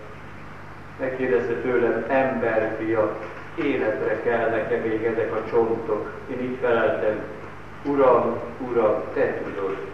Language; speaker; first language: Hungarian; native; Hungarian